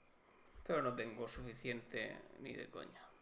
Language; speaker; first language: Spanish; native; Spanish